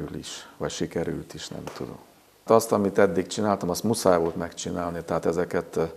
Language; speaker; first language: Hungarian; native; Hungarian